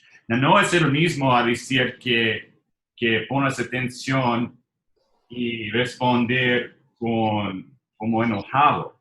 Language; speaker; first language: Spanish; non-native, learner; English